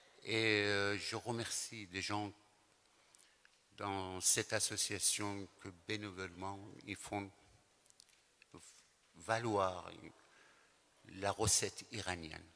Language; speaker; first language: French; non-native, fluent; Persian